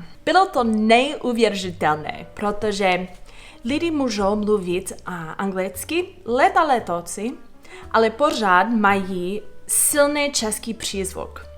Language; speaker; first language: Czech; non-native, fluent; English